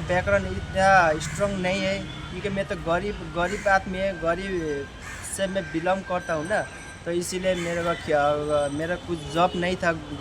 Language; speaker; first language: Hindi; non-native, local second language; Nepali